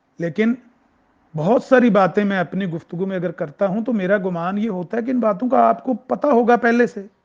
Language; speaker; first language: Urdu; non-native, local second language; Punjabi